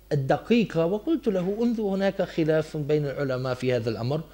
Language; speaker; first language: Arabic; non-native, fluent; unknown